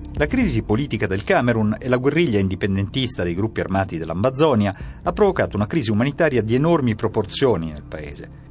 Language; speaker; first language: Italian; native; Italian